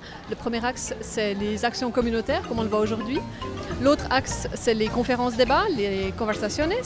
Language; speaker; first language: French; native; French